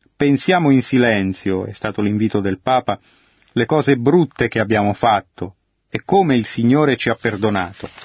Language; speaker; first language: Italian; native; Italian